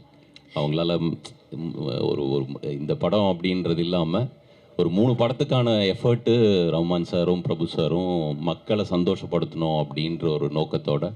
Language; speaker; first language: Tamil; native; Tamil